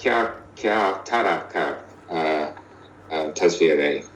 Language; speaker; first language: Hindi; non-native, learner; English